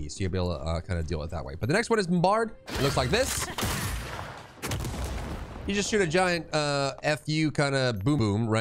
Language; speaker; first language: English; native; English